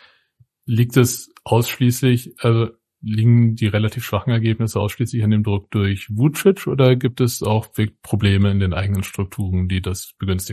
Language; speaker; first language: German; native; German